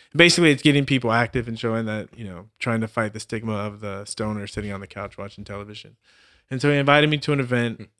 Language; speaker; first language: English; native; English